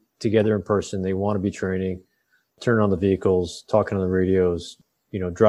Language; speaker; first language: English; native; English